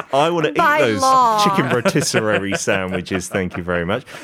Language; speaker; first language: English; non-native, fluent; Korean